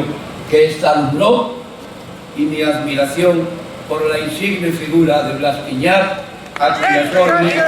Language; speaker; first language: Spanish; native; Spanish